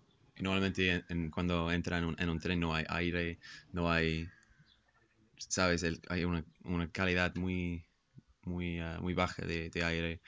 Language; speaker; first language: Spanish; non-native, fluent; English